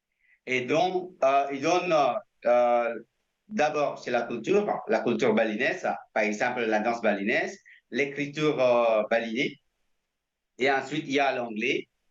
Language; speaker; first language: French; non-native, fluent; Indonesian